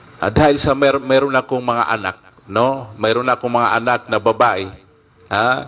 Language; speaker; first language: Filipino; non-native, local second language; Maguindanaon